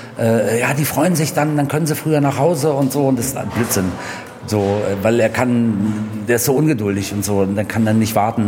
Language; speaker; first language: German; native; German